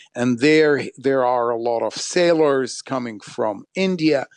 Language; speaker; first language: English; non-native, fluent; Arabic